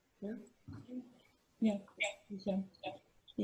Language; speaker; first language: German; non-native, learner; Macedonian